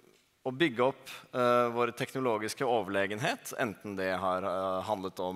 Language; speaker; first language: Norwegian; native; Norwegian